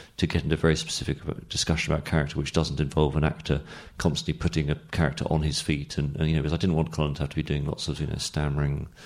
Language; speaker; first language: English; native; English